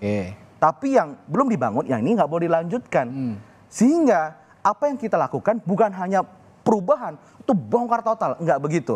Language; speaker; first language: Indonesian; native; Indonesian